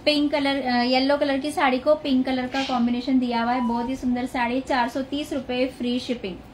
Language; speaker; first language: Hindi; non-native, local second language; Marathi